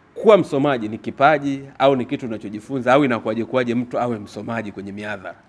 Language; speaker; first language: Swahili; native; Swahili